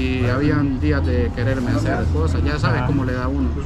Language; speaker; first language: Spanish; native; Spanish